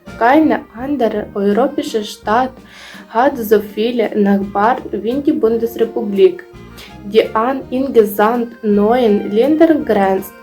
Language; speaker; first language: German; non-native, learner; Ukrainian